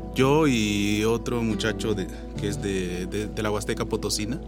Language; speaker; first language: Spanish; non-native, local second language; Nahuatl languages